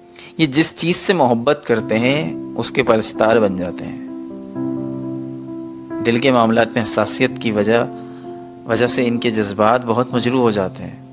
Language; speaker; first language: Urdu; native; Urdu